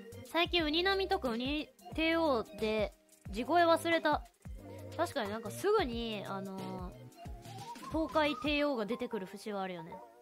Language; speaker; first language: Japanese; native; Japanese